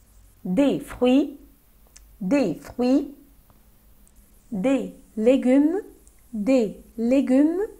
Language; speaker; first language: French; non-native, fluent; Arabic